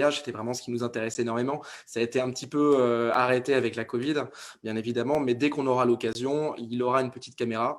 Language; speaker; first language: French; native; French